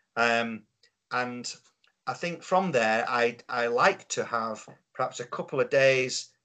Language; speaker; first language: English; native; English